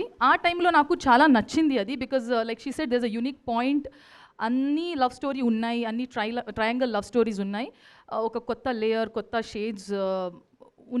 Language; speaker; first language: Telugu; non-native, fluent; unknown